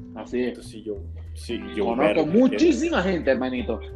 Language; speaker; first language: Spanish; native; Spanish